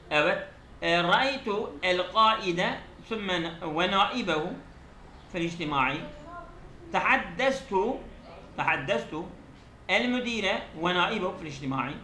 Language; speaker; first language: Arabic; non-native, fluent; Turkish